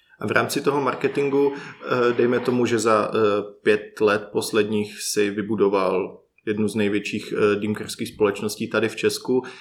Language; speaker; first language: Czech; native; Czech